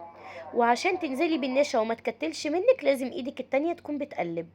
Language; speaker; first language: Arabic; native; Arabic